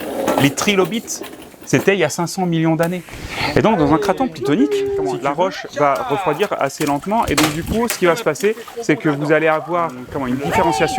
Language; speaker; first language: French; native; French